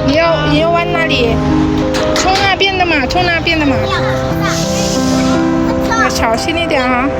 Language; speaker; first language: Chinese; non-native, fluent; Indonesian